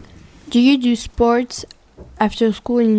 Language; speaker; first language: English; non-native, learner; French